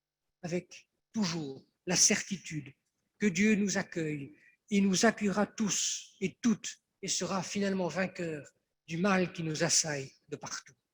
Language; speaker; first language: French; native; French